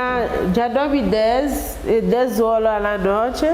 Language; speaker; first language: Portuguese; non-native, learner; Haitian Creole